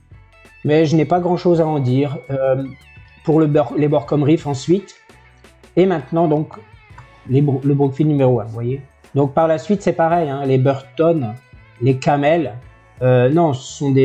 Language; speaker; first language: French; native; French